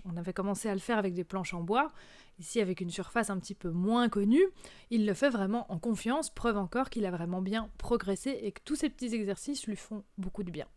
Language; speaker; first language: French; native; French